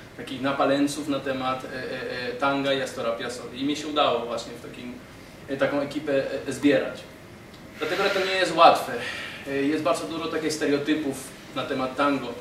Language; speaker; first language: Polish; non-native, fluent; Spanish